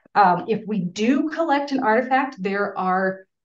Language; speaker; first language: English; native; English